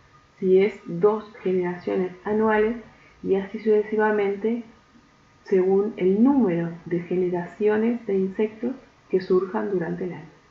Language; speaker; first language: Spanish; native; Spanish